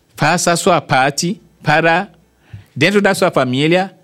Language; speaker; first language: Portuguese; non-native, fluent; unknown